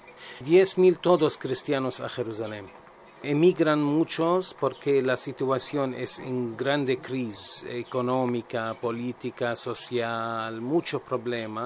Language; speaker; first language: Spanish; non-native, learner; Arabic